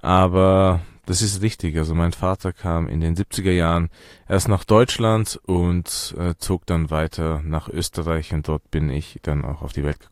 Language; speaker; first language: German; early bilingual, other home language; Persian